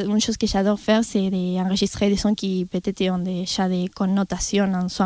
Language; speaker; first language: French; non-native, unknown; Spanish